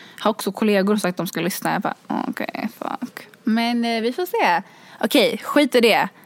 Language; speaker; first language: Swedish; early bilingual, other home language; Kurdish